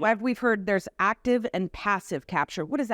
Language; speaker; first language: English; native; English